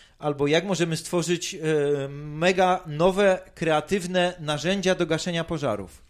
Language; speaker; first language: Polish; native; Polish